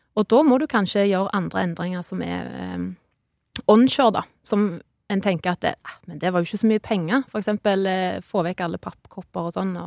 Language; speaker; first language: Norwegian; native; Norwegian